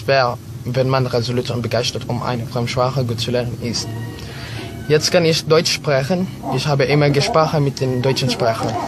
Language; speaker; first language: German; non-native, learner; Filipino